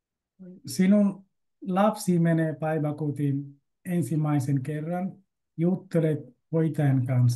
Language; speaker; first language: Finnish; non-native, learner; Bangla